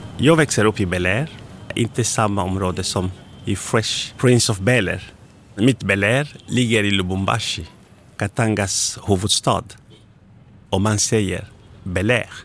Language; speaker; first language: Swedish; non-native, fluent; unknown